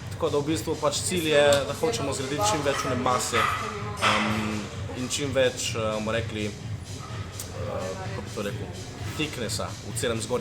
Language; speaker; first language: Slovenian; native; Slovenian